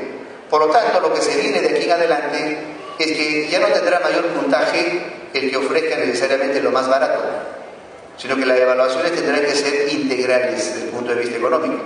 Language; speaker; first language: Spanish; native; Spanish